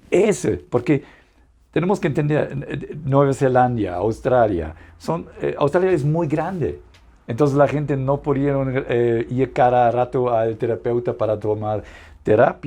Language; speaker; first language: Spanish; non-native, fluent; German